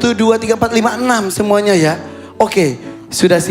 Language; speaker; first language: Indonesian; native; Indonesian